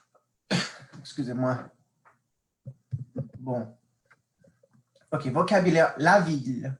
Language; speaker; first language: French; non-native, fluent; English